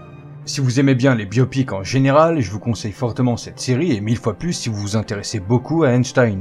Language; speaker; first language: French; native; French